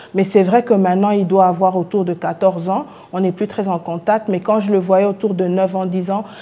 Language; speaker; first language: French; non-native, local second language; Lingala